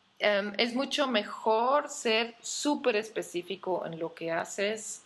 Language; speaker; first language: Spanish; non-native, fluent; Dutch